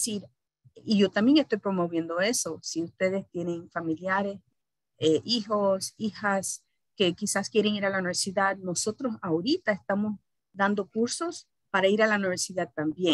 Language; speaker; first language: Spanish; early bilingual, heritage; Spanish